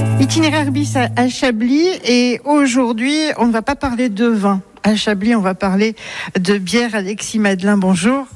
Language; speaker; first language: French; native; French